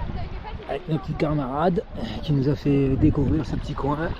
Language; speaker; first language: French; native; French